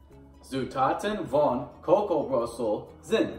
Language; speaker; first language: German; non-native, learner; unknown